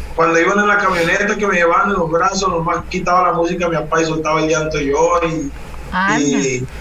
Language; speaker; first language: Spanish; native; Spanish